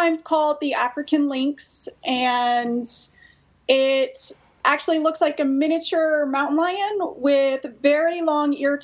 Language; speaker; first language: English; native; English